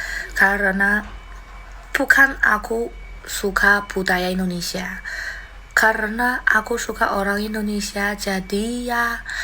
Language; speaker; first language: Indonesian; non-native, learner; Chinese